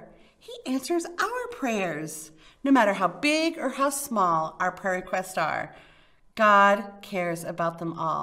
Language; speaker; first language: English; native; English